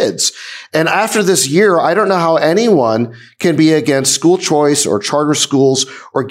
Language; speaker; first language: English; native; English